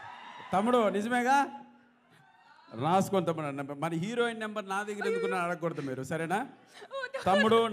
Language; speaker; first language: Telugu; native; Telugu